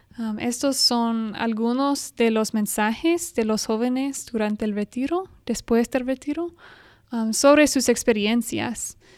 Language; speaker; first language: Spanish; non-native, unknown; English